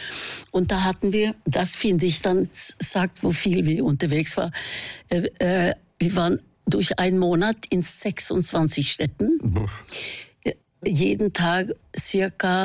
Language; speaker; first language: German; non-native, fluent; Norwegian